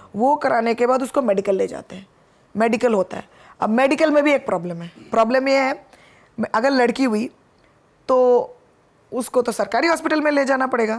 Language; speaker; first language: Hindi; non-native, local second language; Bangla